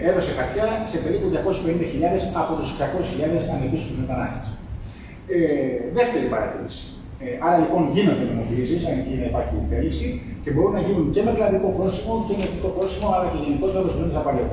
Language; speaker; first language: Greek; native; Greek